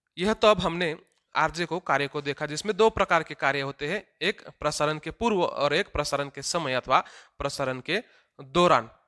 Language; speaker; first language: Hindi; non-native, local second language; Marathi